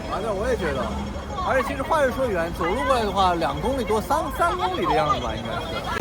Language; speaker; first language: Chinese; native; Chinese